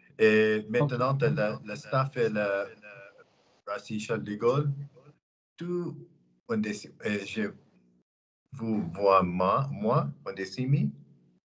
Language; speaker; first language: French; non-native, learner; English